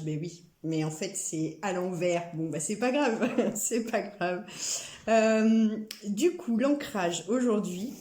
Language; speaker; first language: French; native; French